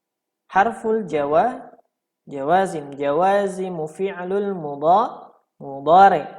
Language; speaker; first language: Arabic; non-native, fluent; Indonesian